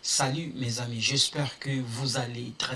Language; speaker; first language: French; non-native, local second language; Lingala